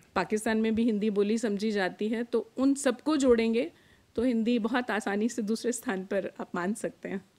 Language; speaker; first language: Hindi; native; Hindi